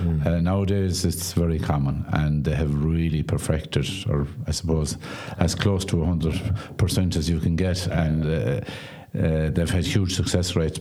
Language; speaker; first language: English; non-native, local second language; Irish